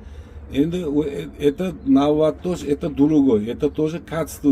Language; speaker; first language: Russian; non-native, local second language; Uzbek